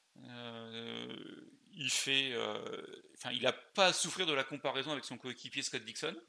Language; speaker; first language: French; native; French